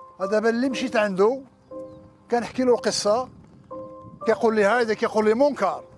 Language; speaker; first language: Arabic; non-native, local second language; Riffian